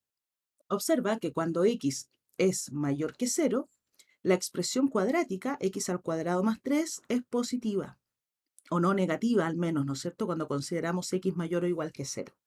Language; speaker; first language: Spanish; native; Spanish